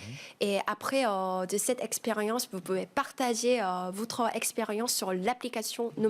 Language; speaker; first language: French; non-native, fluent; Korean